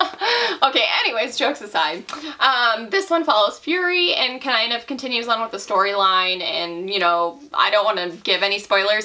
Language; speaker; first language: English; native; English